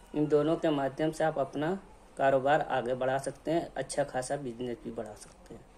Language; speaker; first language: Hindi; native; Hindi